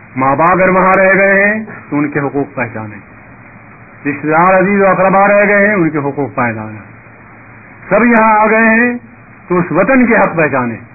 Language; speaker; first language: Urdu; native; Urdu